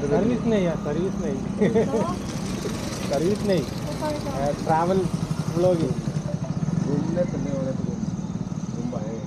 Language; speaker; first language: Hindi; non-native, learner; Malayalam